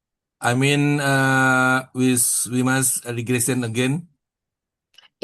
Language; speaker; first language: English; non-native, learner; Indonesian